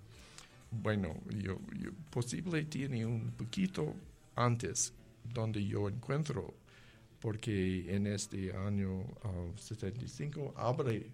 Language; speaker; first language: Spanish; non-native, learner; English